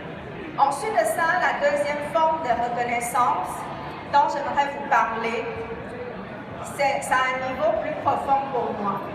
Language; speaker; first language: French; non-native, fluent; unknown